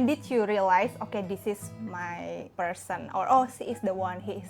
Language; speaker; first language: English; non-native, learner; Indonesian